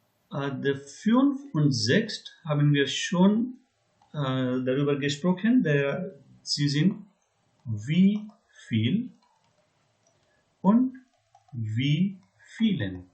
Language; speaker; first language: German; non-native, learner; Hindi